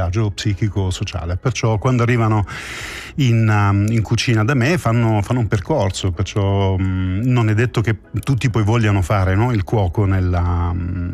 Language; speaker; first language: Italian; native; Italian